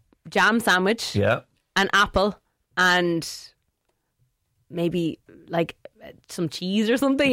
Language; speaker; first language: English; native; English